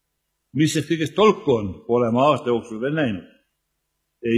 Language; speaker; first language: Estonian; native; Estonian